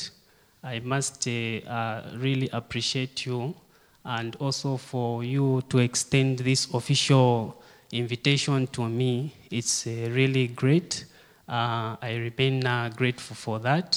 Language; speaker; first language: English; non-native, local second language; Bemba